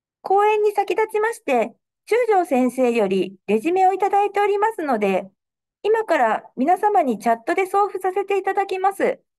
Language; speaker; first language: Japanese; native; Japanese